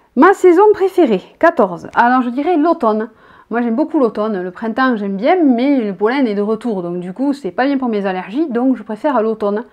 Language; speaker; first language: French; native; French